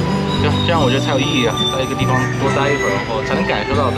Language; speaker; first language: Chinese; early bilingual, heritage; Chinese